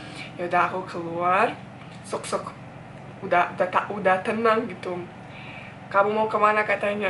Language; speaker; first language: Indonesian; non-native, fluent; Bosnian